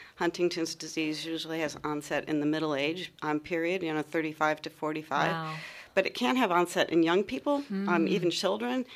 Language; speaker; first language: English; native; English